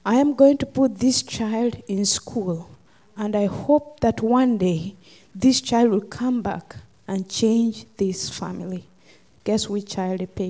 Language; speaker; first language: English; non-native, local second language; Luo (Kenya and Tanzania)